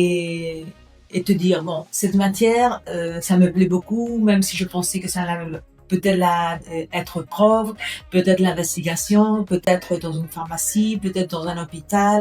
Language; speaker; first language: French; non-native, fluent; Spanish